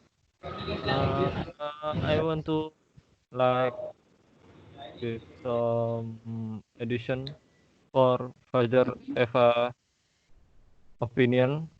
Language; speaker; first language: English; non-native, learner; Indonesian